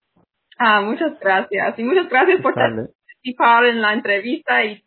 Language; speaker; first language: Spanish; non-native, fluent; English